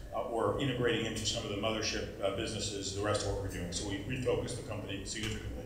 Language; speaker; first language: English; native; English